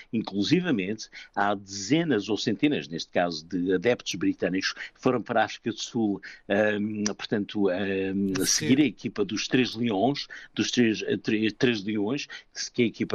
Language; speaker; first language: Portuguese; native; Portuguese